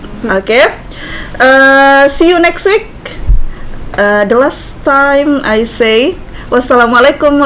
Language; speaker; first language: English; non-native, learner; Indonesian